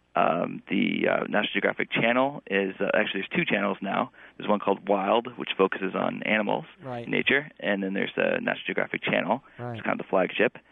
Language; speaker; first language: English; native; English